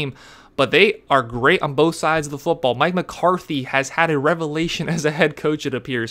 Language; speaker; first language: English; native; English